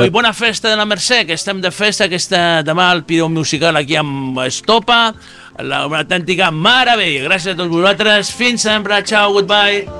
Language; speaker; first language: Catalan; non-native, fluent; Spanish